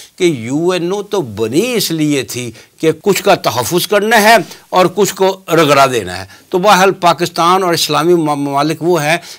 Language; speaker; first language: Hindi; native; Hindi